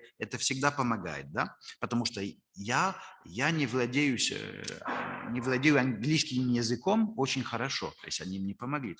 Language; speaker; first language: Russian; non-native, fluent; French